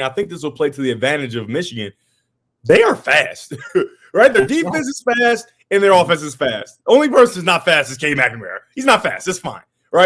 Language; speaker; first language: English; native; English